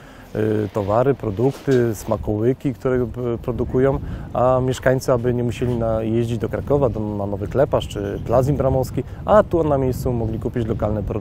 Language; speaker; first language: Polish; native; Polish